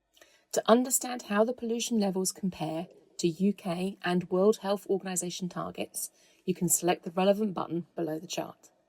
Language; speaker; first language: English; native; English